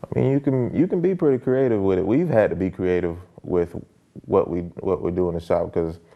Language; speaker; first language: English; native; English